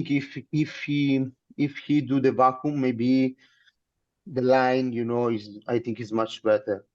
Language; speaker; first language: English; non-native, learner; Italian